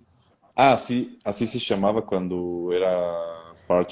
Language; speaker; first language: Portuguese; non-native, fluent; Spanish